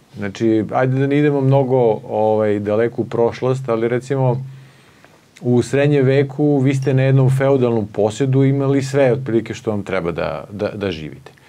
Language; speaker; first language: Serbian; native; Serbian